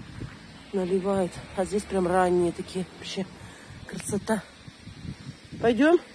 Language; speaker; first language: Russian; native; Russian